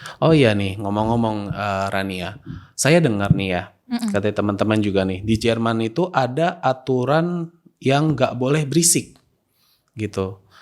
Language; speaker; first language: Indonesian; native; Indonesian